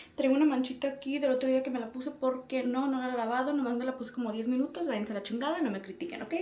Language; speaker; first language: Spanish; early bilingual, heritage; Spanish